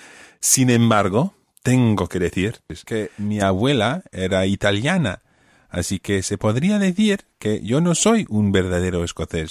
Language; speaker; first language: Spanish; non-native, fluent; English